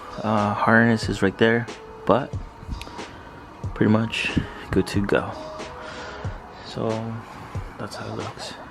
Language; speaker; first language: English; native; English